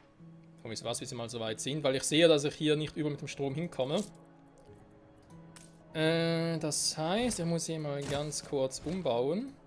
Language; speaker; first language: German; native; German